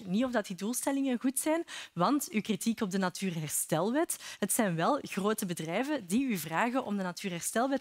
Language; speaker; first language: Dutch; native; Dutch